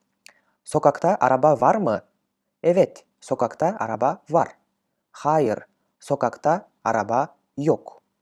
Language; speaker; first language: Turkish; non-native, fluent; Kyrgyz